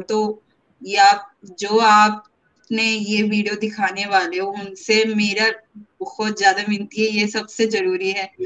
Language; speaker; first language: Hindi; non-native, local second language; Malayalam